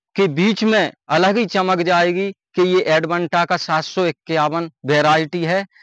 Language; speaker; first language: Hindi; native; Hindi